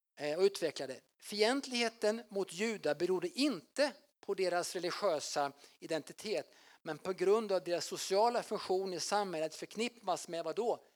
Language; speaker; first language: Swedish; native; Swedish